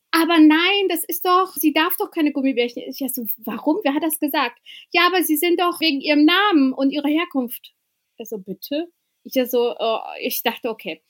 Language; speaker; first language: German; early bilingual, other home language; Albanian